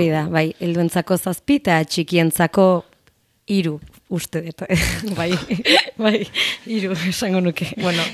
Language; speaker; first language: Basque; native; Basque